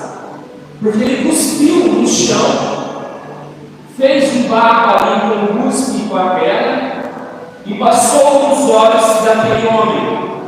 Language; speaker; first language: Portuguese; native; Portuguese